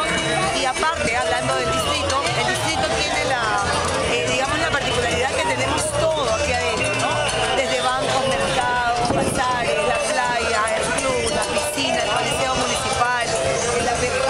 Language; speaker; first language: Spanish; native; Spanish